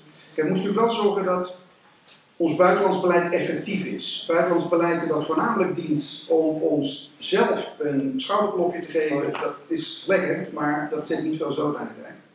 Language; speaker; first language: Dutch; native; Dutch